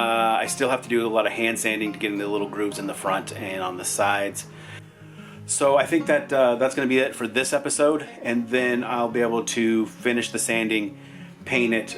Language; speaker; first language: English; native; English